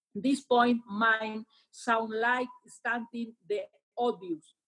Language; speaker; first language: English; non-native, learner; Spanish